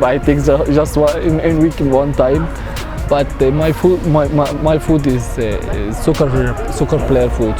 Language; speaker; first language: English; non-native, learner; Arabic